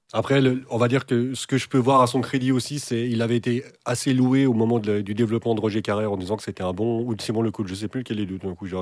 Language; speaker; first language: French; native; French